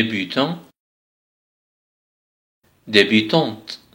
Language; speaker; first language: French; non-native, fluent; Arabic